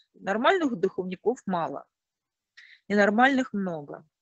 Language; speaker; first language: Russian; native; Russian